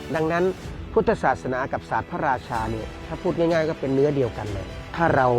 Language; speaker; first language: Thai; native; Thai